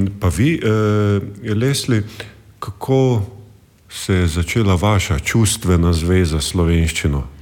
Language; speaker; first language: Slovenian; native; Slovenian